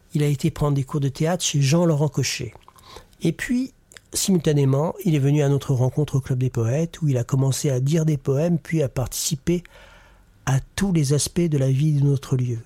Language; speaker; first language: French; native; French